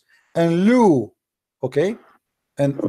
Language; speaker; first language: English; non-native, fluent; Arabic